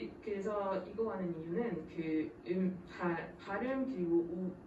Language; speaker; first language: Korean; non-native, fluent; French